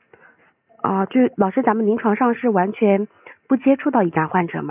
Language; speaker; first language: Chinese; native; Chinese